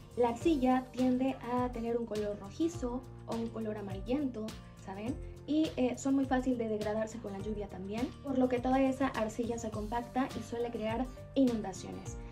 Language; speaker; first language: Spanish; native; Spanish